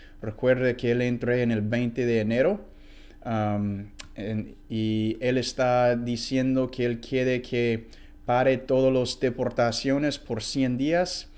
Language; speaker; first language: Spanish; non-native, fluent; English